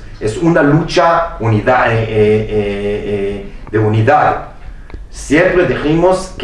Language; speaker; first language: Spanish; non-native, fluent; Hebrew